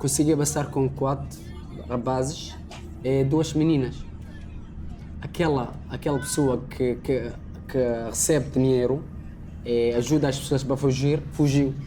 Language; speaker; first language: Portuguese; non-native, learner; Arabic